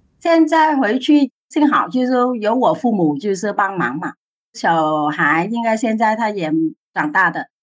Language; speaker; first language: Chinese; non-native, fluent; Vietnamese